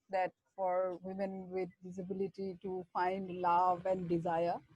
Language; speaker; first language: English; non-native, local second language; Assamese